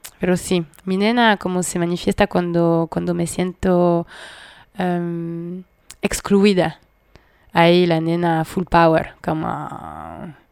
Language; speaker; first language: Spanish; non-native, fluent; French